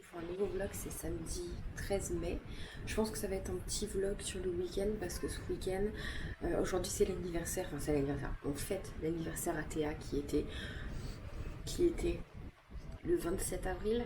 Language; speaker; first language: French; native; French